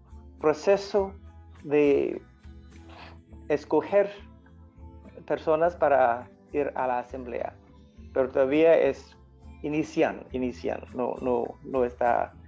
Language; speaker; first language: Spanish; non-native, fluent; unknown